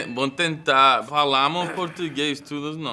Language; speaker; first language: Portuguese; non-native, learner; Spanish